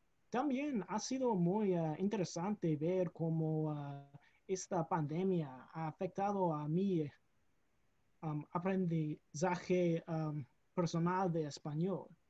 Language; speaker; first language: Spanish; non-native, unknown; English